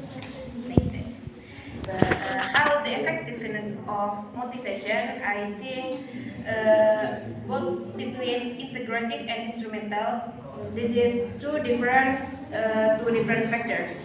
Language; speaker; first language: English; non-native, learner; Indonesian